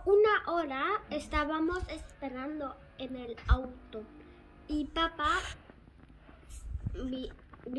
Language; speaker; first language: Spanish; early bilingual, heritage; German